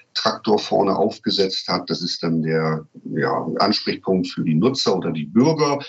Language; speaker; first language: German; native; German